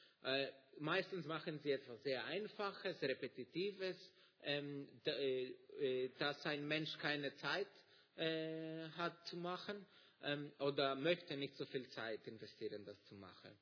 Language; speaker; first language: German; non-native, fluent; Greek